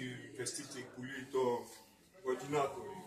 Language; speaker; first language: Italian; non-native, fluent; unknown